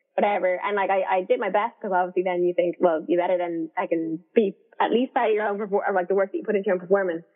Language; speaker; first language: English; native; English